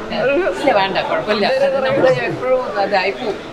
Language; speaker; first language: Malayalam; non-native, fluent; Tamil